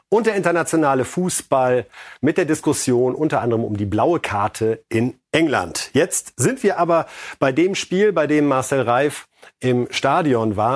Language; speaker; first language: German; native; German